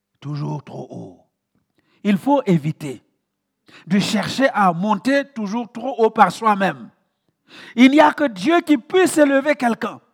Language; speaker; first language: French; non-native, local second language; Mossi